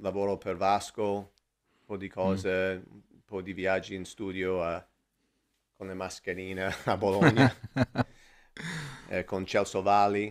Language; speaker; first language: Italian; non-native, learner; English